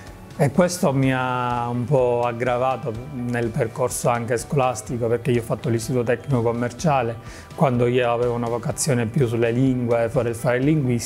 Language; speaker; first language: Italian; early bilingual, other home language; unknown